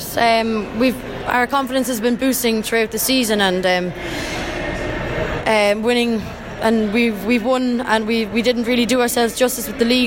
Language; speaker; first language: English; native; English